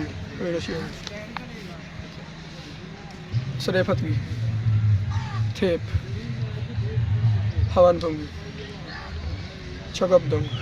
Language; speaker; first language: Korean; non-native, learner; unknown